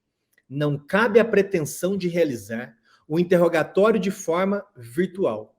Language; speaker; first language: Portuguese; native; Portuguese